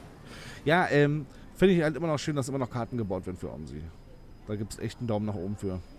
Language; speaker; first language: German; native; German